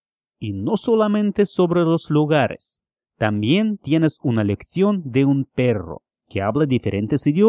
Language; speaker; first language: Spanish; non-native, fluent; Russian